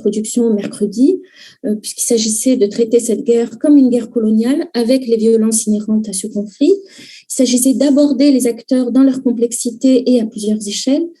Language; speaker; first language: French; native; French